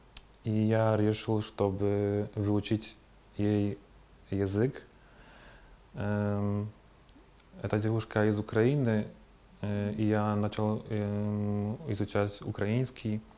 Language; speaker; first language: Russian; non-native, fluent; Polish